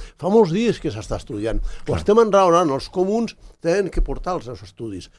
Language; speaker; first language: Catalan; native; Catalan